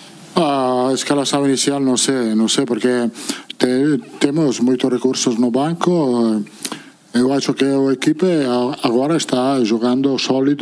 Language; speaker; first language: Portuguese; non-native, learner; Italian